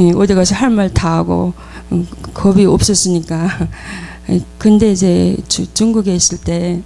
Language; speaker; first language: Korean; native; Korean